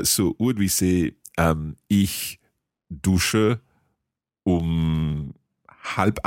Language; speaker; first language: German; non-native, learner; English